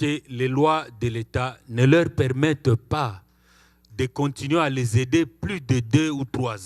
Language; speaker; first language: French; non-native, local second language; Swahili